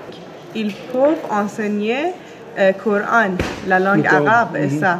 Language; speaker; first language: French; non-native, learner; Persian